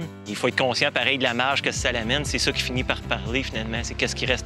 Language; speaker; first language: French; native; French